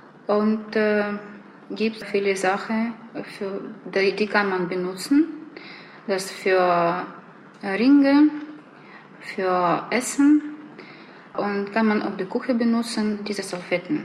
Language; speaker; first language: German; non-native, learner; Russian